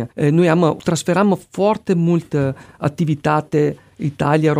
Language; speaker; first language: Romanian; non-native, learner; Italian